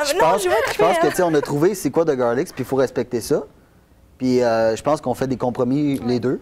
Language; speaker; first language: French; native; French